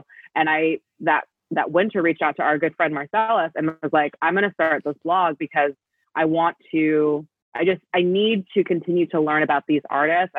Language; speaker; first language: English; native; English